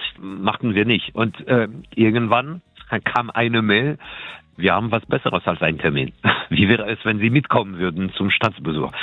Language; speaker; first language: German; non-native, fluent; French